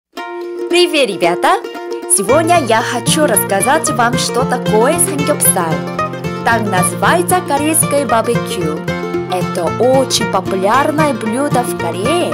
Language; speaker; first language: Russian; non-native, fluent; Korean